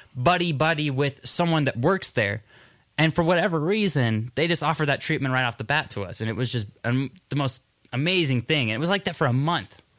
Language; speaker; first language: English; native; English